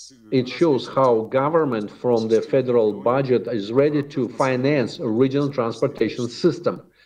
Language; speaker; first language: English; non-native, fluent; Russian